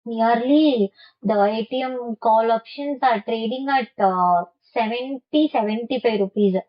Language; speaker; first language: English; non-native, local second language; Tamil